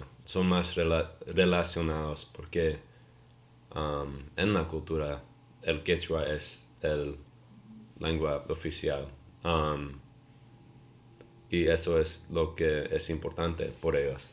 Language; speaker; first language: Spanish; non-native, learner; English